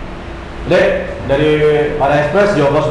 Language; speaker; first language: Indonesian; native; Indonesian